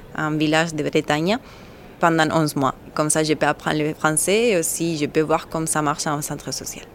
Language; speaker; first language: French; non-native, fluent; Spanish